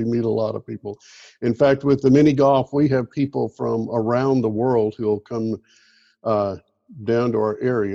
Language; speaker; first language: English; native; English